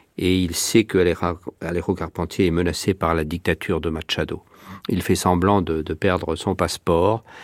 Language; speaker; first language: French; native; French